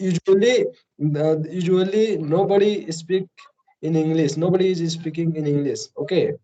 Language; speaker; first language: English; non-native, learner; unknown